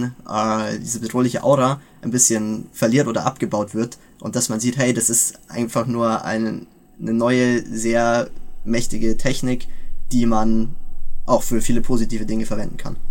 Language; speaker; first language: German; native; German